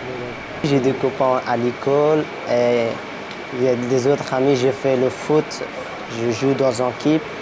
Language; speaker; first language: French; non-native, learner; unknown